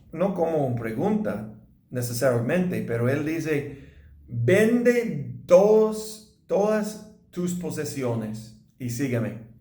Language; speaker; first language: Spanish; non-native, learner; English